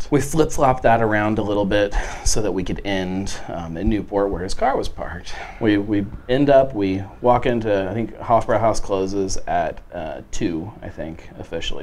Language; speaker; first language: English; native; English